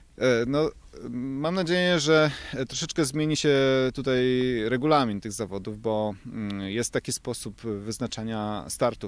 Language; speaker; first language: Polish; native; Polish